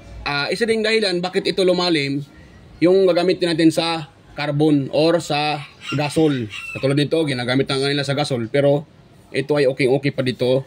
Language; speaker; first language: Filipino; native; Filipino